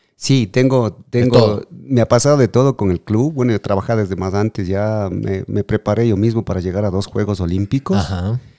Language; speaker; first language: Spanish; native; Spanish